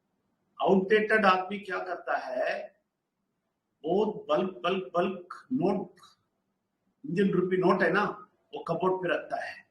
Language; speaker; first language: Hindi; non-native, local second language; Telugu